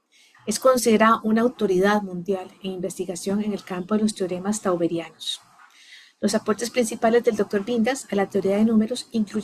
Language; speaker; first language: Spanish; native; Spanish